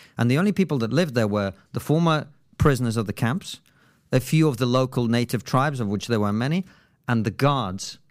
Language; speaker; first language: English; non-native, fluent; Russian